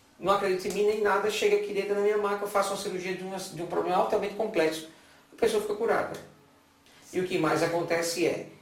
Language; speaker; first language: Portuguese; non-native, fluent; German